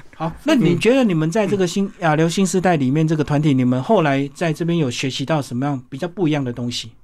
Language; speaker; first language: Chinese; native; Chinese